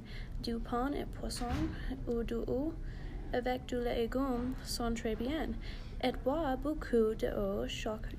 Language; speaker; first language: French; non-native, learner; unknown